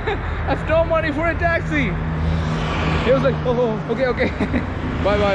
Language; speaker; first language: English; non-native, local second language; Malayalam